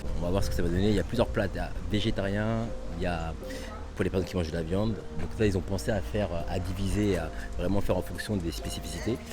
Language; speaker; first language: French; native; French